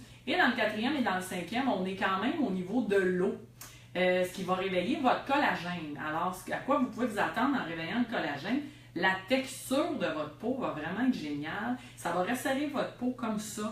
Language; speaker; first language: French; native; French